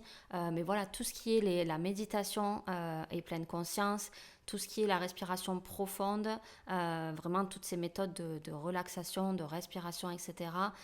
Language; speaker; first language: French; native; French